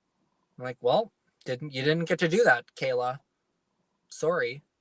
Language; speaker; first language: English; native; English